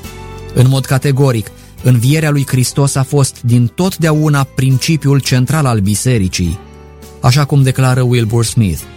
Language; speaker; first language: Romanian; native; Romanian